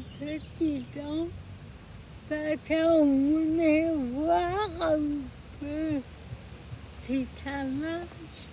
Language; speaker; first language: French; non-native, learner; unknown